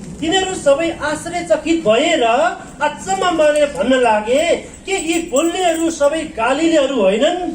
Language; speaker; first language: Nepali; non-native, local second language; Eastern Tamang